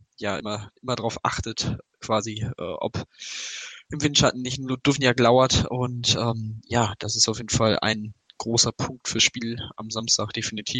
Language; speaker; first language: German; native; German